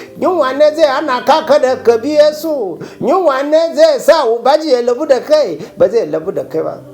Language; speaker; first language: Hausa; non-native, local second language; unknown